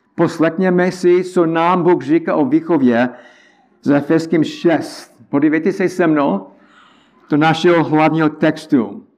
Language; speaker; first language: Czech; non-native, learner; English